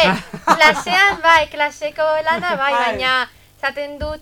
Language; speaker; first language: Basque; non-native, local second language; Spanish